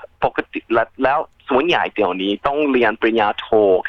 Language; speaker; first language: Thai; early bilingual, heritage; Thai